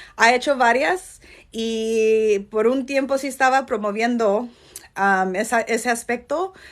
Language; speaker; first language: Spanish; early bilingual, heritage; Spanish